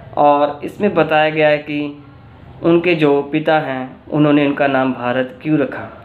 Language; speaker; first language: Hindi; non-native, local second language; Punjabi